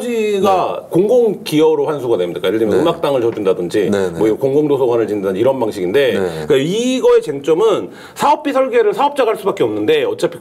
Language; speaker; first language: Korean; native; Korean